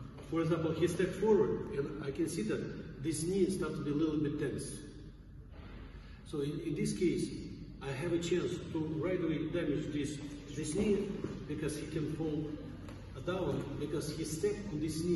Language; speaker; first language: English; non-native, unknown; Russian